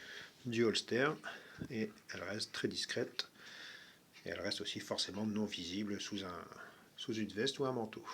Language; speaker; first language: French; native; French